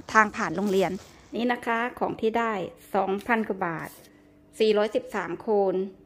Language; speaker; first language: Thai; native; Thai